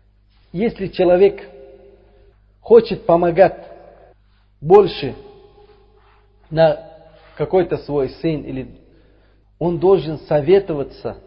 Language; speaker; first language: Russian; non-native, learner; Uzbek